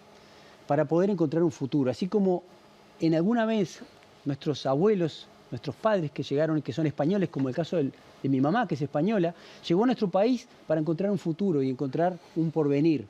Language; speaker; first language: Spanish; native; Spanish